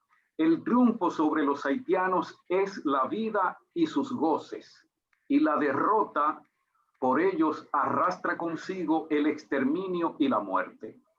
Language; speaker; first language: Spanish; native; Spanish